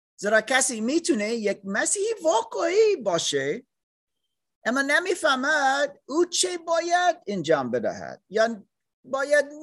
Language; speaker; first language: Persian; non-native, learner; English